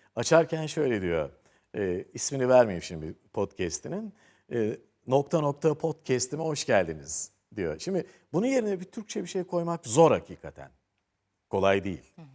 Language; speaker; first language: Turkish; native; Turkish